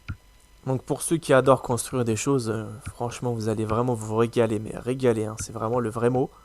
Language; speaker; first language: French; native; French